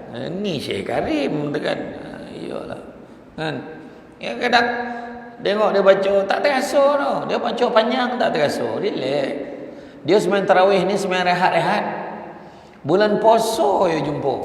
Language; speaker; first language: Malay; native; Malay